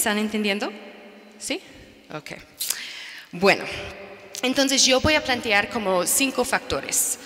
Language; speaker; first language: Spanish; non-native, fluent; English